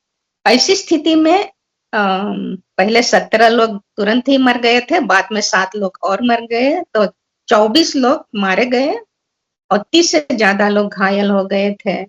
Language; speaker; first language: Hindi; early bilingual, heritage; Caribbean Hindustani